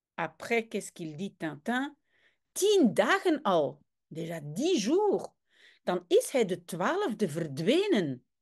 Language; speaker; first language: French; native; French